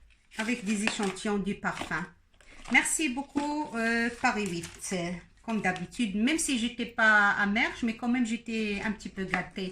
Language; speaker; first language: French; non-native, local second language; Arabic